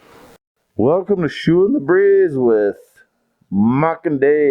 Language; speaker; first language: English; native; English